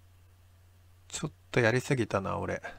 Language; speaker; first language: Japanese; native; Japanese